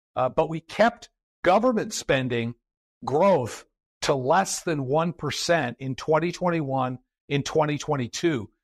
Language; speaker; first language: English; native; English